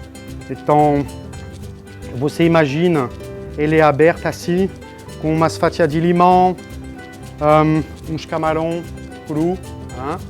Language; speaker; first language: Portuguese; non-native, fluent; French